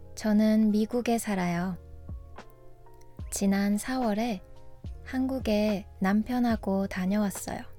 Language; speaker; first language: Korean; non-native, fluent; English